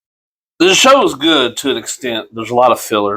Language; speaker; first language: English; native; English